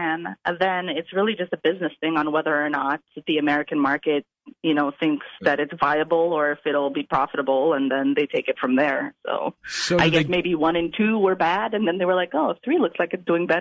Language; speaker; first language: English; non-native, fluent; Italian